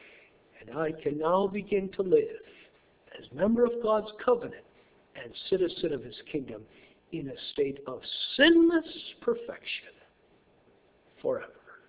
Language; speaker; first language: English; native; English